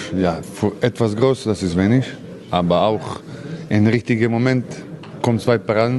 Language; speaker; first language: German; non-native, learner; Croatian